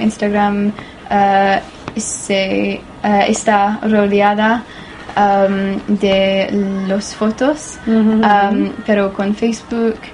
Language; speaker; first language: Spanish; non-native, learner; English